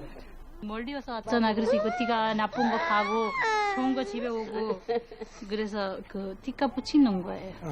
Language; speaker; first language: Korean; non-native, learner; Nepali